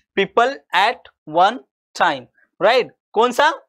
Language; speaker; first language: Hindi; non-native, local second language; Marathi